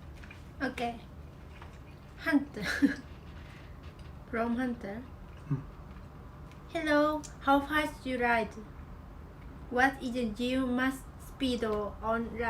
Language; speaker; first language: English; non-native, learner; Vietnamese